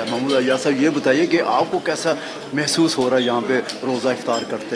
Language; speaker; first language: Urdu; native; Urdu